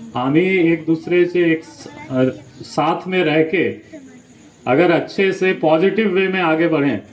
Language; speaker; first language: Hindi; non-native, local second language; Marathi